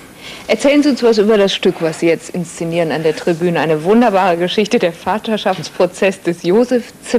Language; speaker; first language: German; native; German